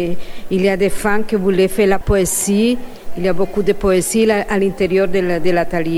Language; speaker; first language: French; non-native, fluent; Spanish